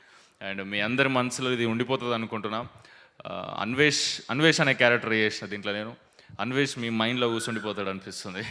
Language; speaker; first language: Telugu; native; Telugu